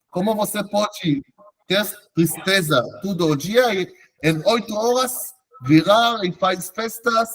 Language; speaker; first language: Portuguese; non-native, fluent; Hebrew